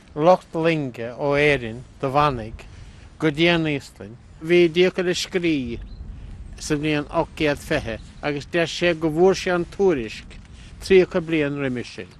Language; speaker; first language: Irish; native; Irish